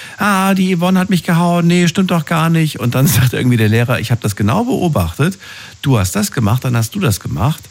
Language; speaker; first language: German; native; German